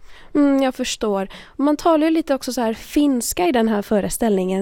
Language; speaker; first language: Swedish; native; Swedish